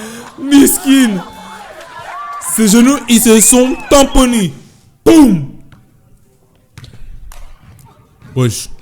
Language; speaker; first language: French; native; French